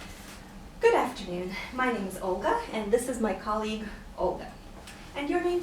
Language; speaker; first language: English; non-native, fluent; Russian